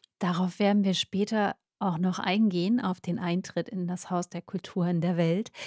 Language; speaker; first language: German; native; German